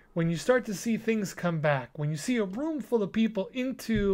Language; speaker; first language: English; native; English